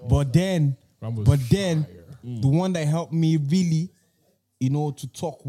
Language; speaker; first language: English; non-native, local second language; Igbo